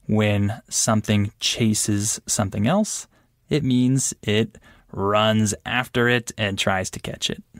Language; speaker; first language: English; native; English